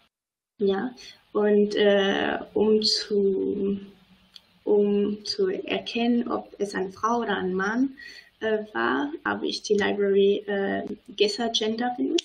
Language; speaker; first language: German; non-native, fluent; French